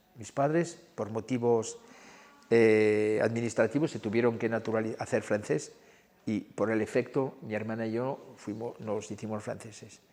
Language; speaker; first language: Spanish; early bilingual, heritage; Spanish